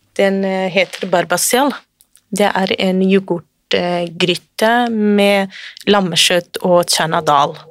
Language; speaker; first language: Norwegian; non-native, fluent; Kurdish